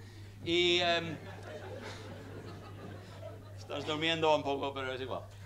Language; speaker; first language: Spanish; non-native, fluent; English